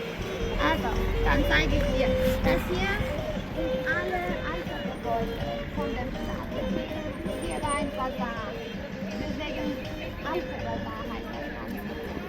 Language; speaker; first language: German; non-native, learner; Albanian